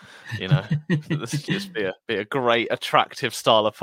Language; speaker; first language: English; native; English